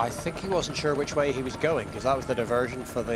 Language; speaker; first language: English; native; English